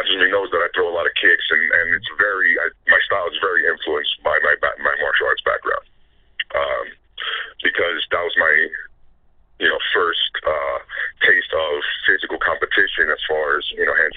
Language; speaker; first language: English; non-native, fluent; Spanish